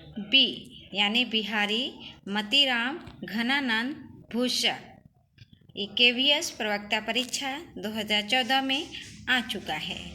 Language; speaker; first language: Hindi; native; Hindi